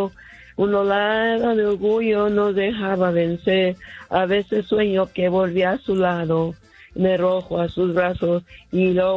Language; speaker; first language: Spanish; early bilingual, heritage; Spanish